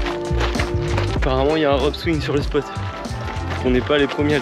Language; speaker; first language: French; native; French